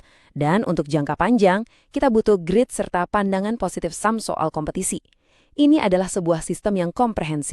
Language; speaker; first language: Indonesian; native; Indonesian